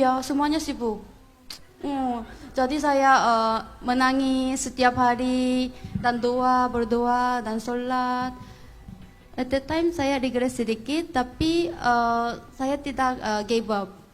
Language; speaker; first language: Indonesian; non-native, fluent; Korean